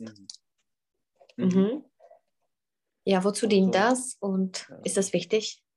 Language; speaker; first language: German; non-native, fluent; Czech